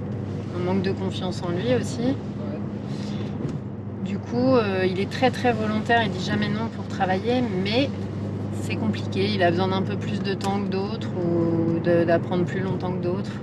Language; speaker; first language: French; native; French